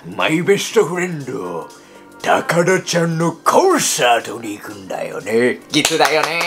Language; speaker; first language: Indonesian; non-native, learner; Japanese